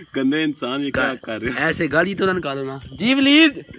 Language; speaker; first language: Urdu; non-native, local second language; Punjabi